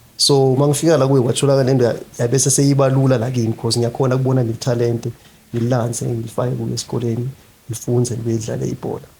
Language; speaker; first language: Zulu; non-native, local second language; Swati